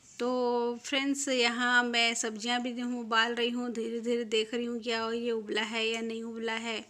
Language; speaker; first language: Hindi; non-native, local second language; Bangla